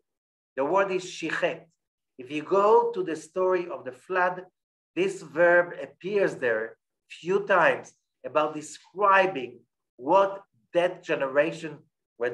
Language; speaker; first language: English; non-native, fluent; Hebrew